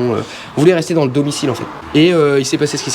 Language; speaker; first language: French; native; French